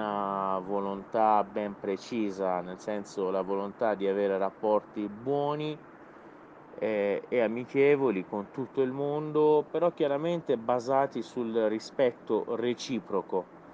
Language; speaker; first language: Italian; non-native, fluent; Persian